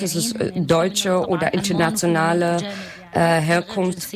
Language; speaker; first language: German; non-native, learner; Arabic